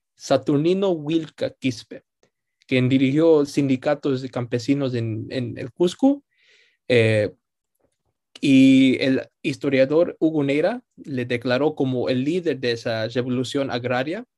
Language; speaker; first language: Spanish; early bilingual, heritage; Spanish